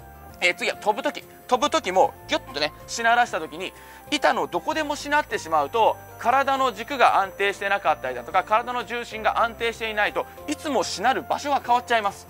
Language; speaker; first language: Japanese; native; Japanese